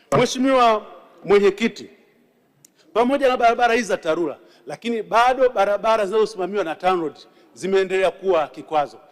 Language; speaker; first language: Swahili; native; Swahili